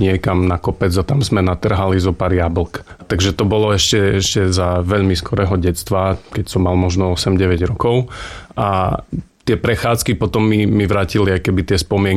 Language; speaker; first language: Slovak; native; Slovak